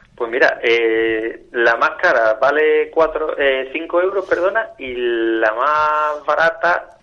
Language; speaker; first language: Spanish; native; Spanish